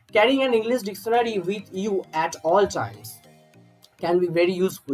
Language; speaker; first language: English; non-native, local second language; Bangla